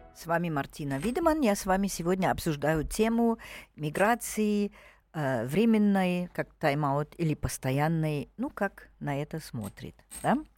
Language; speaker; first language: Russian; non-native, fluent; German